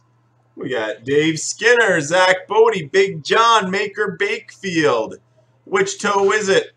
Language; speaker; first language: English; native; English